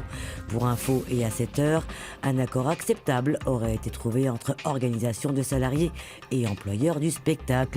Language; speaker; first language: French; native; French